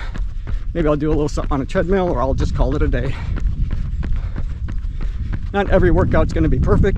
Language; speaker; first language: English; native; English